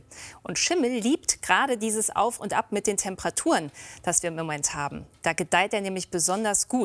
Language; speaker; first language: German; native; German